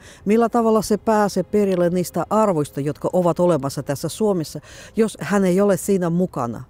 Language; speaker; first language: Finnish; non-native, fluent; Russian